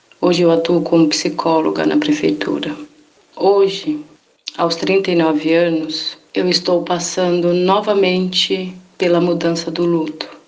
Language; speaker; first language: Portuguese; native; Portuguese